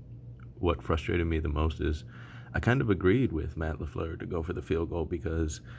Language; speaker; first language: English; native; English